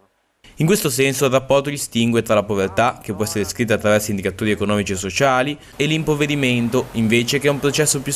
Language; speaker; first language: Italian; native; Italian